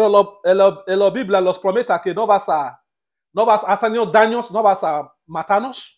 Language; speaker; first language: Spanish; non-native, learner; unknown